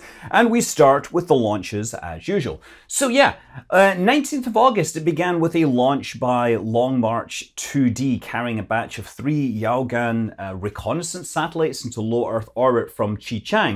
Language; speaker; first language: English; native; English